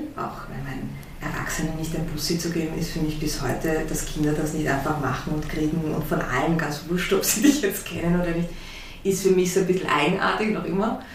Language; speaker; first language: German; early bilingual, heritage; German